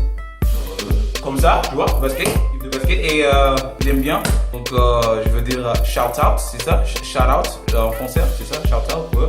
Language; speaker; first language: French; non-native, learner; English